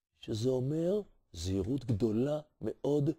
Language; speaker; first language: Hebrew; native; Hebrew